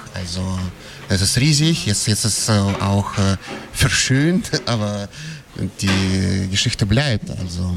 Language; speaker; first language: German; non-native, fluent; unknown